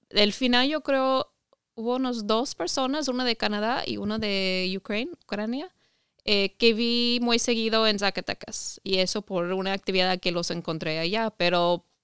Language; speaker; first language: Spanish; non-native, fluent; English